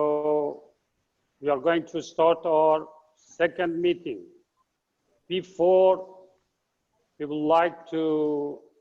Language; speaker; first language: English; non-native, fluent; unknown